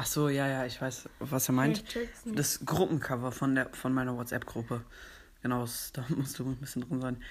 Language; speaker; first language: German; native; German